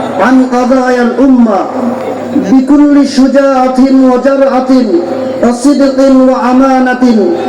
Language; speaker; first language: Arabic; non-native, fluent; Bangla